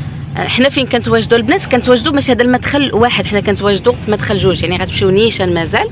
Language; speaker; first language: Arabic; native; Arabic